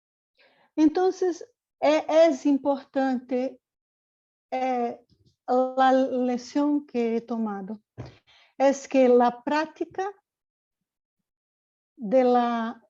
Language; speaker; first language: Spanish; non-native, learner; Portuguese